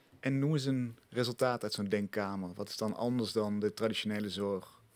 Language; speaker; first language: Dutch; native; Dutch